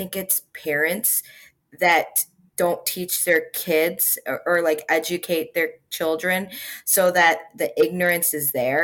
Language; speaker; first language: English; native; English